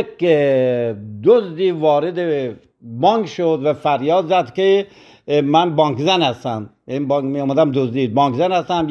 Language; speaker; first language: Persian; native; Persian